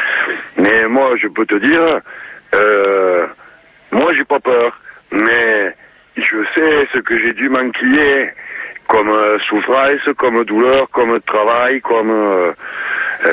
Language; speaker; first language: French; native; French